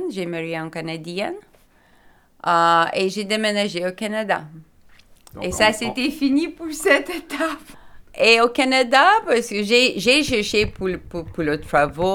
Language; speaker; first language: French; non-native, learner; Lithuanian